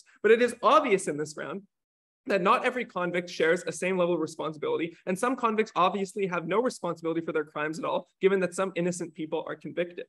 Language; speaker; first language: English; native; English